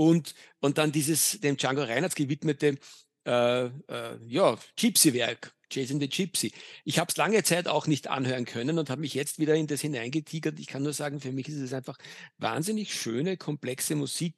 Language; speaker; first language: German; native; German